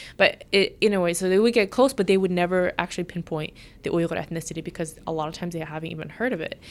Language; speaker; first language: English; early bilingual, other home language; Chinese